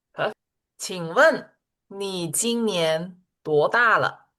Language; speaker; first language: Chinese; non-native, fluent; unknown